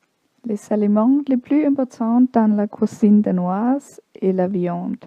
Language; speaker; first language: French; non-native, learner; Danish